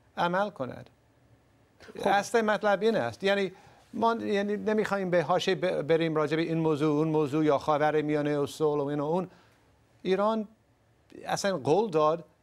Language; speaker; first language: Persian; non-native, fluent; English